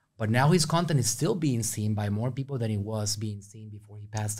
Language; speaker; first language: English; native; English